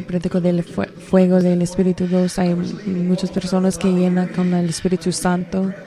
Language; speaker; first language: Spanish; non-native, learner; English